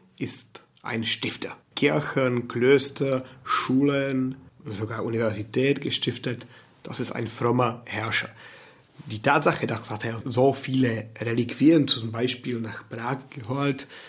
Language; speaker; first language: German; non-native, fluent; Czech